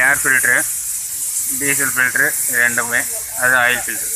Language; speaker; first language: Tamil; native; Tamil